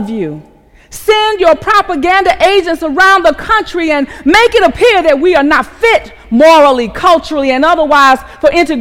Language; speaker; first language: English; native; English